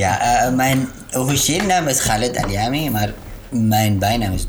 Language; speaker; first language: Dutch; non-native, learner; Arabic